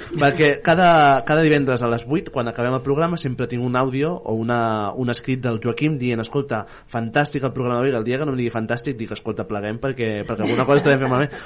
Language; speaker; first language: Catalan; native; Catalan